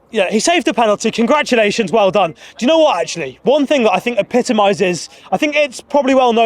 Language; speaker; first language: English; native; English